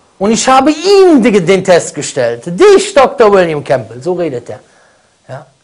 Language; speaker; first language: German; native; German